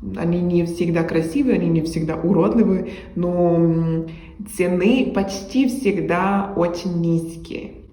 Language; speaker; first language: Russian; non-native, learner; Spanish